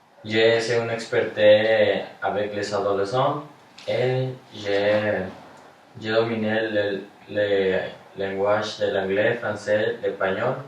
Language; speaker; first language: French; non-native, learner; Spanish